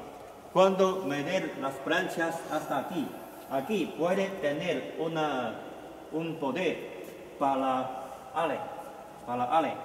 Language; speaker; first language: Spanish; non-native, learner; Chinese